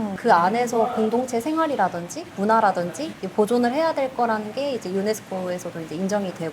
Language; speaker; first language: Korean; native; Korean